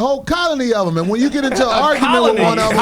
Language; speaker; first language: English; native; English